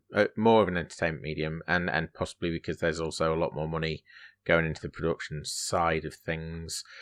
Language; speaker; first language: English; native; English